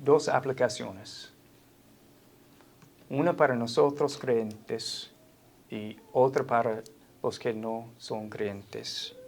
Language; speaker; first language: Spanish; non-native, fluent; English